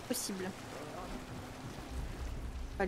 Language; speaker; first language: French; native; French